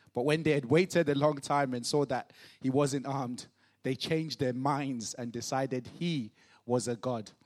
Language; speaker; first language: English; non-native, local second language; Yoruba